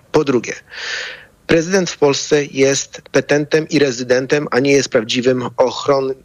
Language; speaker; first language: Polish; native; Polish